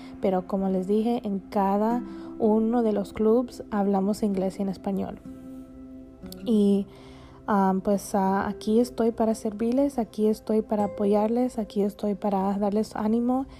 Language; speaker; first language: Spanish; early bilingual, heritage; Spanish